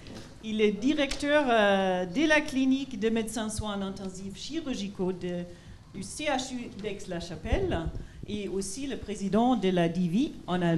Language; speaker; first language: French; non-native, fluent; German